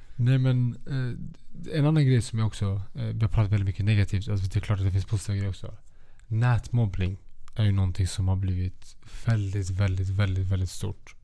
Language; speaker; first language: Swedish; early bilingual, other home language; Kurdish